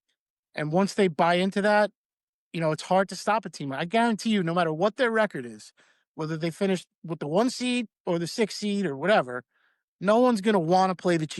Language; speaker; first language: English; native; English